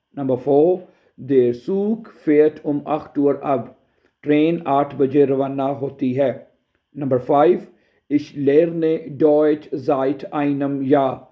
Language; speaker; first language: Urdu; native; Urdu